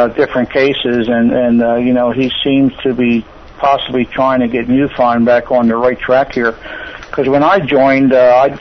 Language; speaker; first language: English; native; English